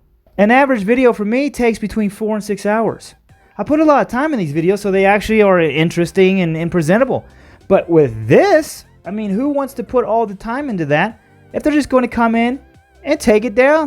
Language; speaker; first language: English; native; English